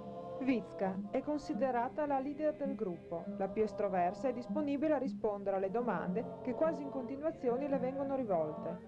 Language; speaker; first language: Italian; native; Italian